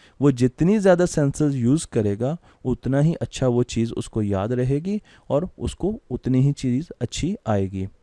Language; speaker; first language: Urdu; non-native, local second language; Punjabi